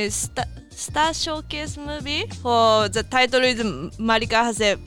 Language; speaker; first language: English; non-native, learner; Japanese